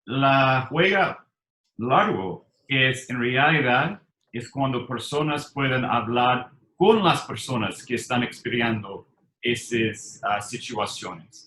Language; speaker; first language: Spanish; non-native, learner; English